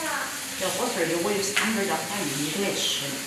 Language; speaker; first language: Chinese; native; Chinese